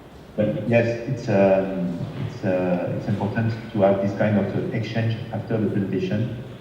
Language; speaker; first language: English; non-native, fluent; French